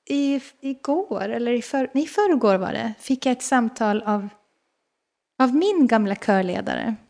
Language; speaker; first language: Swedish; native; Swedish